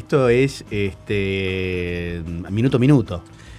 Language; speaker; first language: Spanish; native; Spanish